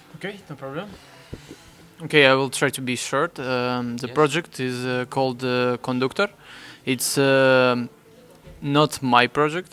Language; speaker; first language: English; non-native, fluent; Russian